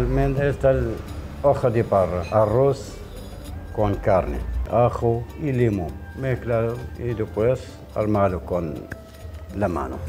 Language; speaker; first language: Spanish; non-native, learner; German